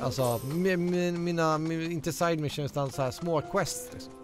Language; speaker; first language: Swedish; native; Swedish